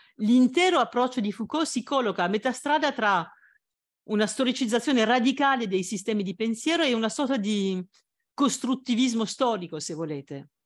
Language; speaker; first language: Italian; non-native, fluent; French